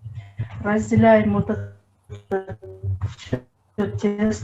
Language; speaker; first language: Russian; non-native, local second language; Kyrgyz